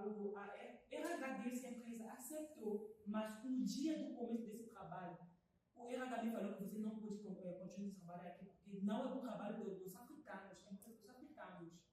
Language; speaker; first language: Portuguese; non-native, learner; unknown